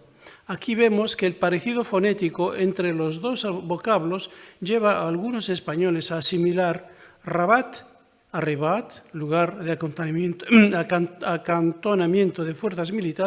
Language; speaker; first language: Spanish; non-native, fluent; Arabic